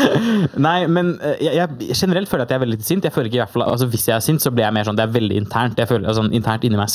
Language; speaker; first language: Norwegian; native; Norwegian